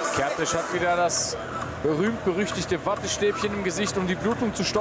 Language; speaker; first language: German; native; German